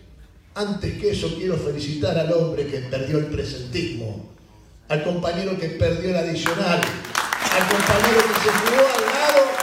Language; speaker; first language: Spanish; native; Spanish